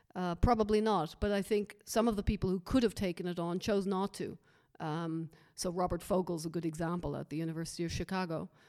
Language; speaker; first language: English; native; English